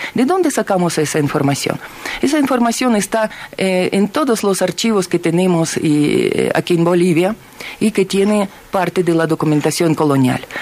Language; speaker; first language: Spanish; non-native, fluent; Russian